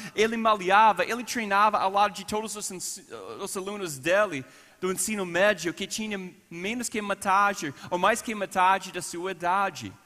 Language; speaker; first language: Portuguese; non-native, fluent; English